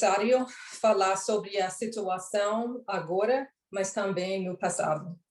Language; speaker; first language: Portuguese; non-native, learner; English